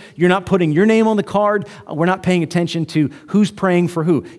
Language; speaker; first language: English; native; English